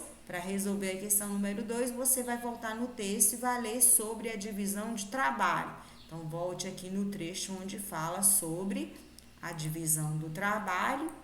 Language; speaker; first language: Portuguese; native; Portuguese